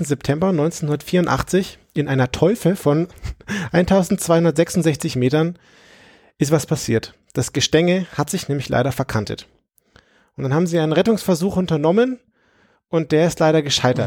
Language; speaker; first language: German; native; German